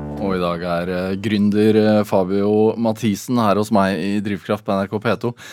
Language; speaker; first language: Norwegian; native; Norwegian